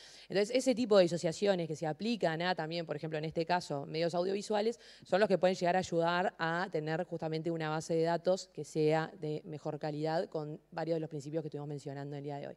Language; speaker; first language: Spanish; native; Spanish